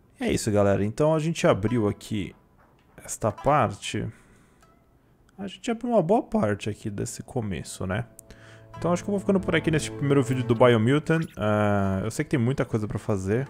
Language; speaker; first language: Portuguese; native; Portuguese